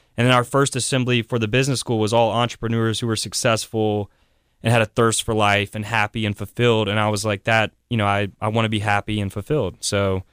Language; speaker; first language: English; native; English